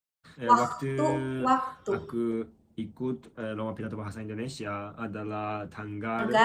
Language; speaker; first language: Indonesian; non-native, learner; Japanese